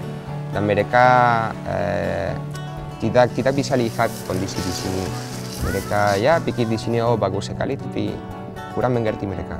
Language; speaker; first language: Indonesian; non-native, fluent; Spanish